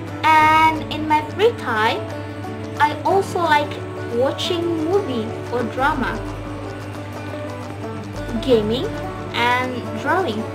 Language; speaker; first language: English; non-native, learner; Indonesian